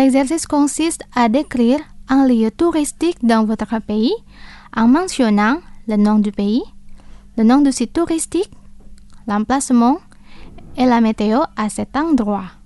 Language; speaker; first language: French; non-native, fluent; Indonesian